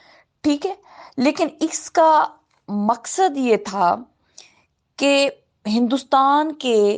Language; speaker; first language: Urdu; native; Urdu